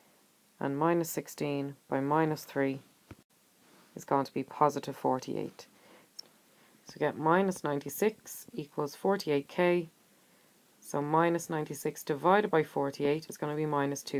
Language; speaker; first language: English; native; English